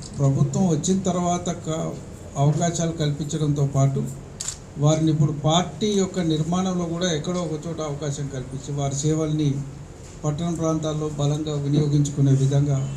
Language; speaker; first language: Telugu; native; Telugu